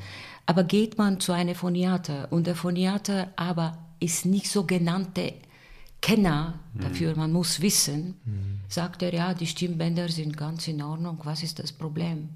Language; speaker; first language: German; non-native, fluent; Bulgarian